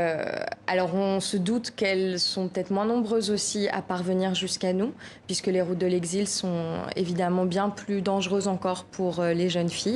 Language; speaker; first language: French; native; French